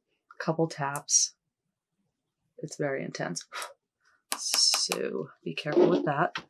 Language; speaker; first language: English; native; English